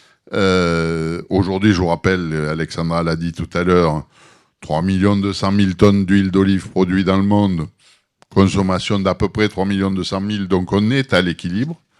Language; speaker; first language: French; native; French